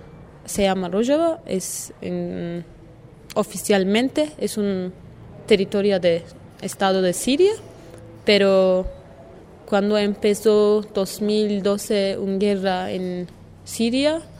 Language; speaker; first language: Spanish; non-native, learner; Kurdish